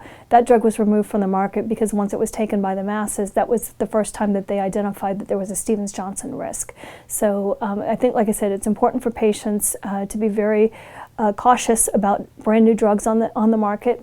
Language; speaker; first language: English; native; English